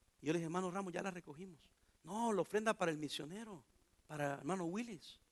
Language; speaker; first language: Spanish; native; Spanish